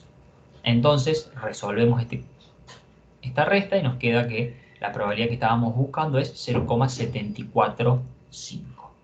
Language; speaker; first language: Spanish; native; Spanish